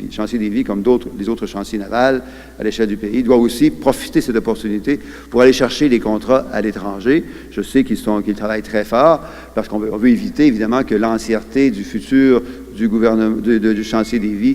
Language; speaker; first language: French; native; French